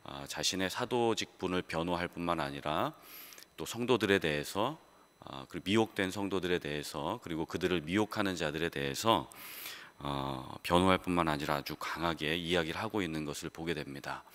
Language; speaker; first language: Korean; native; Korean